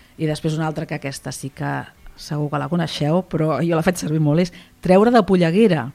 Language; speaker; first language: Catalan; native; Catalan